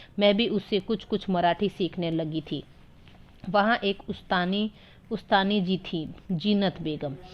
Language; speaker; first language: Hindi; native; Hindi